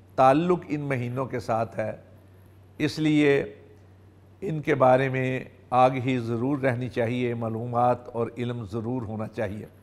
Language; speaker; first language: Urdu; non-native, local second language; Punjabi